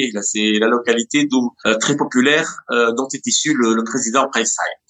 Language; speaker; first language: French; non-native, local second language; Arabic